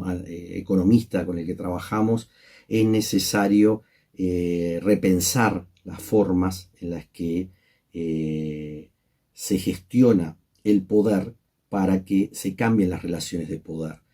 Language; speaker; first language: Spanish; native; Spanish